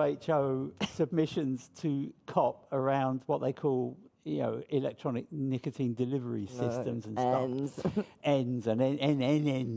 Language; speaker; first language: English; native; English